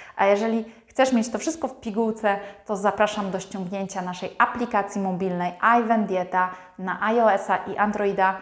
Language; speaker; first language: Polish; native; Polish